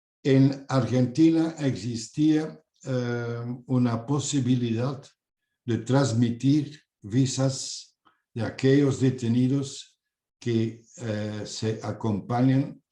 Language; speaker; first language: Spanish; non-native, fluent; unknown